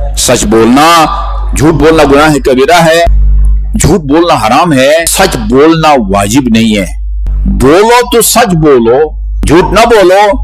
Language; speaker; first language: Urdu; non-native, local second language; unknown